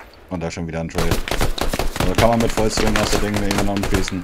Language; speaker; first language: German; native; German